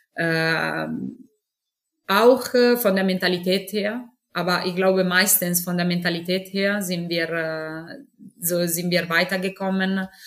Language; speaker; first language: German; non-native, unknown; Italian